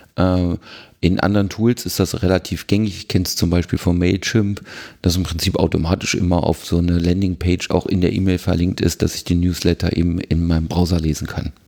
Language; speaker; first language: German; native; German